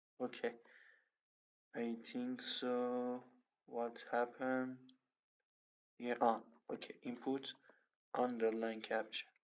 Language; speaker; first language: English; non-native, learner; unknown